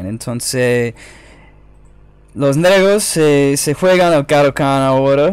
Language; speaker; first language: Spanish; non-native, fluent; English